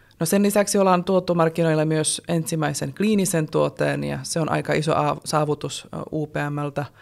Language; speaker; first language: Finnish; non-native, fluent; Czech